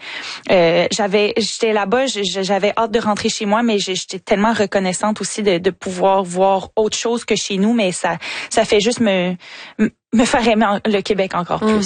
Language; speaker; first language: French; native; French